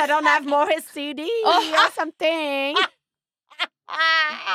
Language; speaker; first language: English; native; English